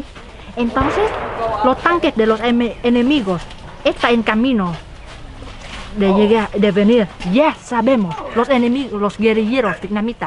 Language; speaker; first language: Spanish; non-native, fluent; Vietnamese